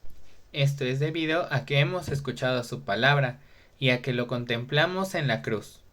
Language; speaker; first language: Spanish; native; Spanish